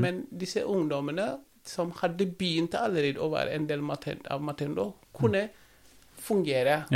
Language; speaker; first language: Norwegian; non-native, fluent; Wolof